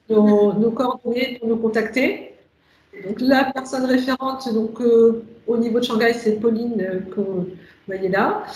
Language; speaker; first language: French; native; French